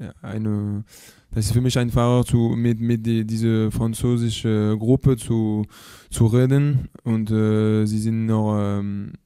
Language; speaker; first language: German; non-native, learner; French